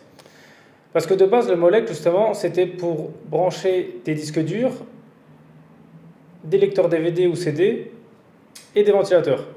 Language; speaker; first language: French; native; French